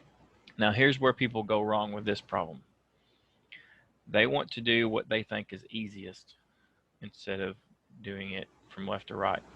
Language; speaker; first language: English; native; English